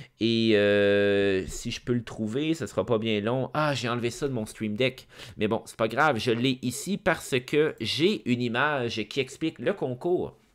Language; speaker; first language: French; native; French